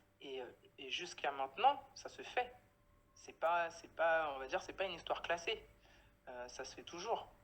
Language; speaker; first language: French; native; French